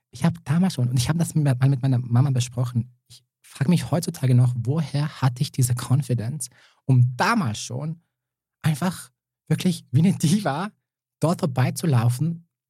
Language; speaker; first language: German; early bilingual, other home language; Serbian